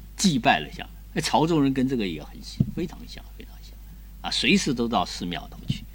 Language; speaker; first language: Chinese; native; Chinese